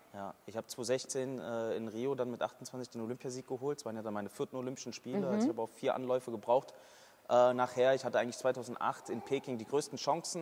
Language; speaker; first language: German; native; German